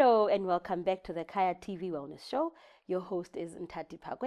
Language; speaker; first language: English; non-native, local second language; Southern Sotho